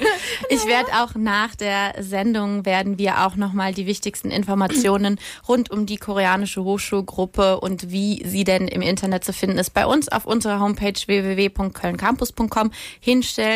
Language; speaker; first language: German; native; German